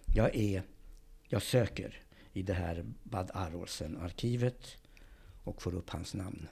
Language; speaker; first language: Swedish; early bilingual, other home language; Hungarian